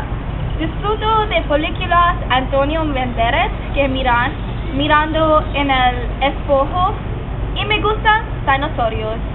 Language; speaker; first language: Spanish; non-native, learner; English